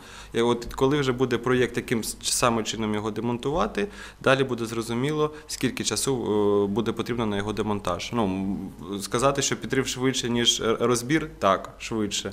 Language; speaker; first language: Ukrainian; native; Ukrainian